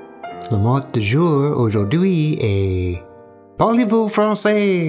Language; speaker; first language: French; non-native, learner; English